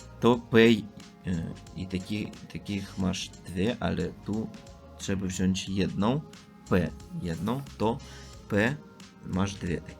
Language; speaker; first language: Polish; non-native, learner; Russian